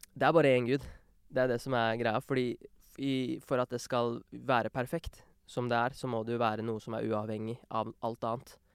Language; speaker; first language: Norwegian; early bilingual, other home language; Urdu